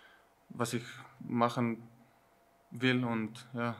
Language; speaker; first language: German; non-native, learner; Slovenian